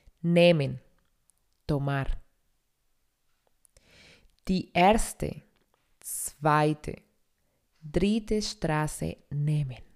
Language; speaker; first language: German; non-native, fluent; Spanish